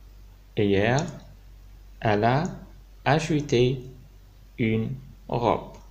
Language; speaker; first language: French; non-native, fluent; Arabic